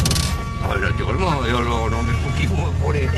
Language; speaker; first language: French; native; French